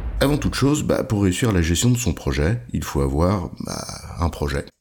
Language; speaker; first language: French; native; French